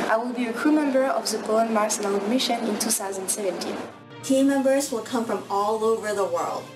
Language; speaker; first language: English; non-native, fluent; German